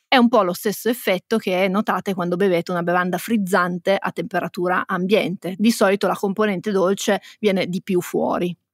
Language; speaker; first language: Italian; native; Italian